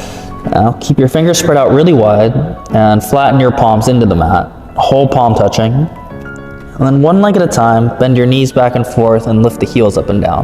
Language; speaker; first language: English; native; English